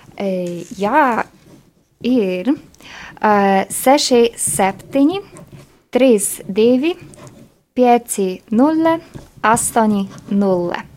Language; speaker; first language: Latvian; non-native, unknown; Polish